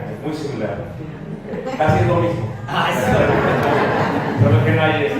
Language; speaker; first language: Spanish; early bilingual, heritage; Spanish